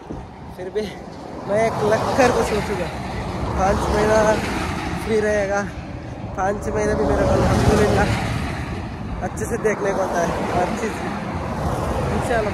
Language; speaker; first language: Hindi; non-native, local second language; Kannada